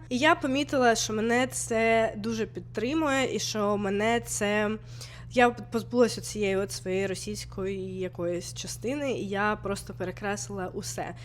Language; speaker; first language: Ukrainian; non-native, local second language; Russian